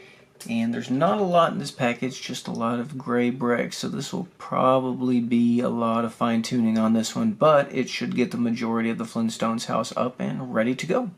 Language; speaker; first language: English; native; English